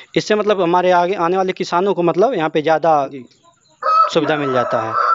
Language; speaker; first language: Hindi; native; Hindi